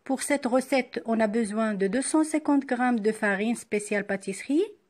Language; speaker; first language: French; non-native, local second language; Arabic